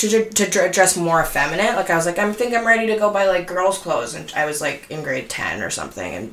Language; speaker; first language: English; native; English